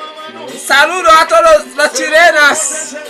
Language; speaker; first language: Spanish; non-native, learner; Haitian Creole